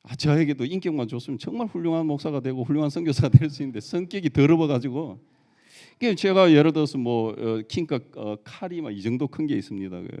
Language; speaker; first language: Korean; native; Korean